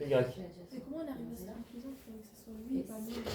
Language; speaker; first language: French; native; French